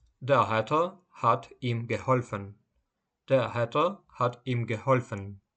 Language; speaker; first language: German; non-native, fluent; Ukrainian